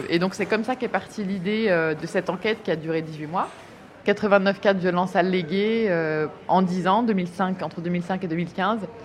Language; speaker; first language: French; native; French